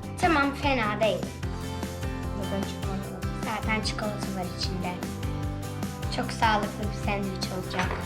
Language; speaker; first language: Turkish; early bilingual, heritage; Turkish